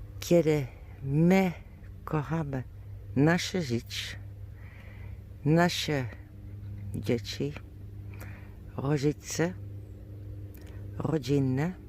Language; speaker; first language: Polish; non-native, learner; German